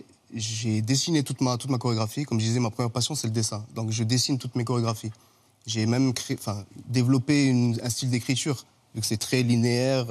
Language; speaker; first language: French; native; French